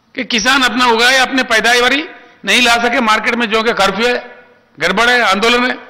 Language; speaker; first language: Hindi; non-native, local second language; Telugu